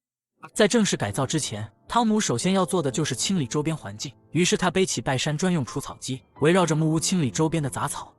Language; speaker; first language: Chinese; native; Chinese